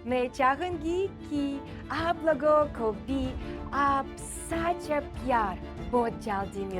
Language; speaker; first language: Hindi; non-native, learner; Russian